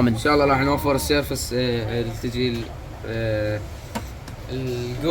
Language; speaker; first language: Arabic; native; Arabic